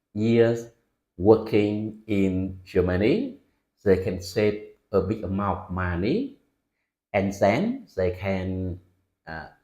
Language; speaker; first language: English; non-native, fluent; Vietnamese